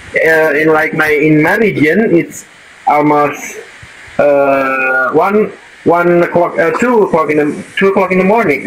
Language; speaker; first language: English; non-native, learner; Indonesian